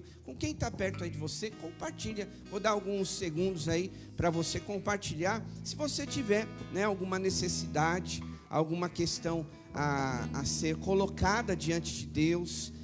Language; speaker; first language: Portuguese; native; Portuguese